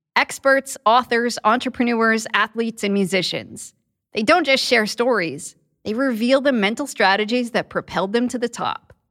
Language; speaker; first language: English; native; English